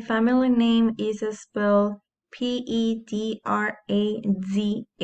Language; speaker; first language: English; non-native, learner; Spanish